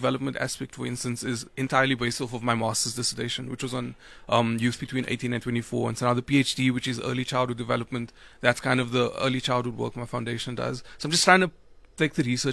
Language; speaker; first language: English; native; English